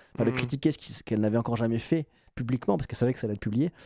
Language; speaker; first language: French; native; French